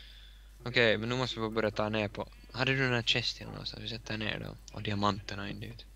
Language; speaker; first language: Swedish; non-native, local second language; Finnish